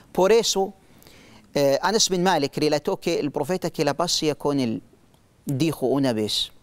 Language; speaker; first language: Spanish; non-native, learner; Arabic